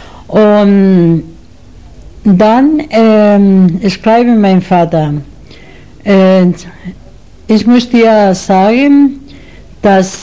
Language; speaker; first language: German; non-native, learner; Spanish